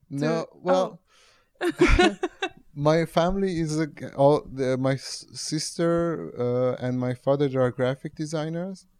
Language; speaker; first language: English; non-native, fluent; Persian